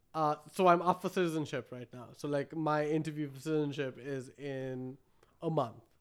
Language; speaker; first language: English; non-native, local second language; Malayalam